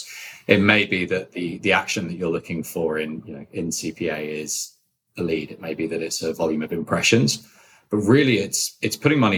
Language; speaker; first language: English; native; English